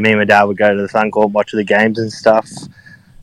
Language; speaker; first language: English; native; English